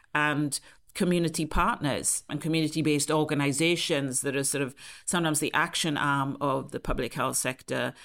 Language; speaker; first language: English; native; English